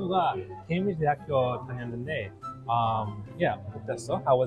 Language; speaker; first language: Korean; non-native, fluent; English